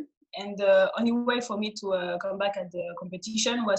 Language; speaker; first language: English; non-native, fluent; French